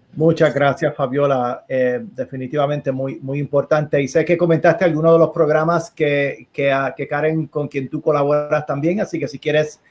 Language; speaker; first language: Spanish; native; Spanish